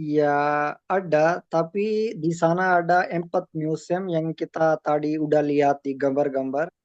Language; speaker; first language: Indonesian; non-native, learner; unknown